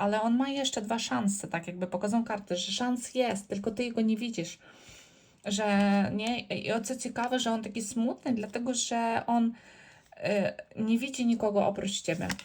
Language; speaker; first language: Polish; non-native, learner; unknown